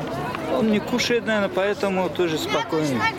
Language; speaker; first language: Russian; non-native, local second language; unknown